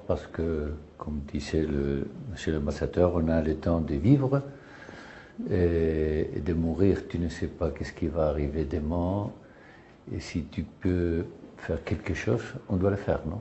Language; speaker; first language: French; non-native, learner; Spanish